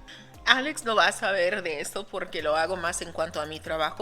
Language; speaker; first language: Spanish; non-native, fluent; English